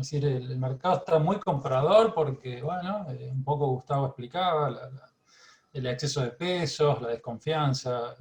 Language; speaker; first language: Spanish; native; Spanish